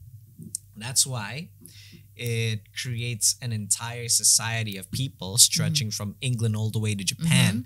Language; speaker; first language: English; non-native, fluent; Indonesian